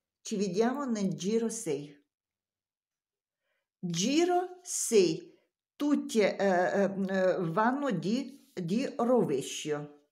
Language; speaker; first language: Italian; non-native, learner; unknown